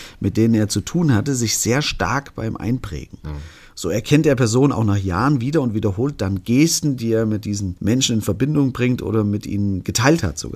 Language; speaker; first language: German; native; German